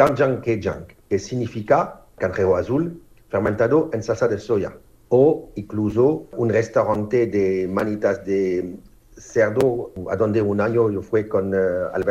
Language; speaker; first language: Spanish; non-native, fluent; French